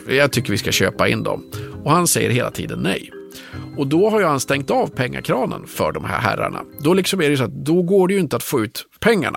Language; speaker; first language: Swedish; native; Swedish